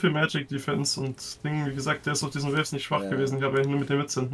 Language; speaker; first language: German; native; German